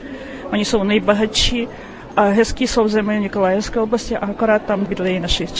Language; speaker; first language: Czech; early bilingual, heritage; Czech